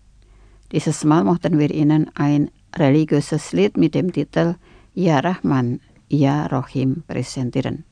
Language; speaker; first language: German; non-native, fluent; Indonesian